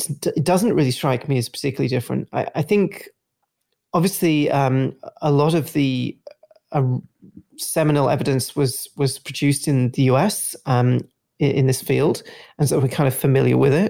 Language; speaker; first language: English; native; English